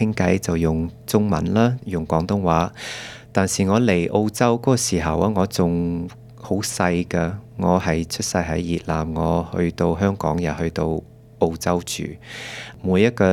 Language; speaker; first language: Chinese; early bilingual, heritage; Cantonese